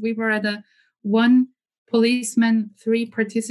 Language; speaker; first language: English; non-native, fluent; German